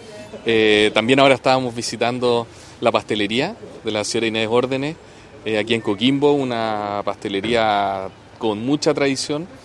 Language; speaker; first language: Spanish; native; Spanish